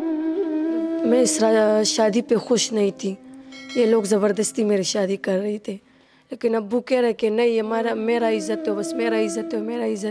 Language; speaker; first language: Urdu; non-native, local second language; Pashto